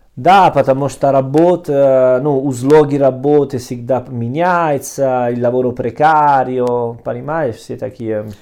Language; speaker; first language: Russian; non-native, learner; Italian